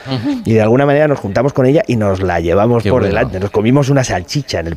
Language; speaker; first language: Spanish; native; Spanish